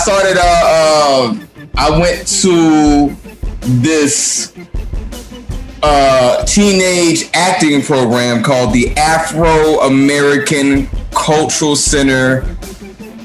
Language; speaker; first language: English; native; English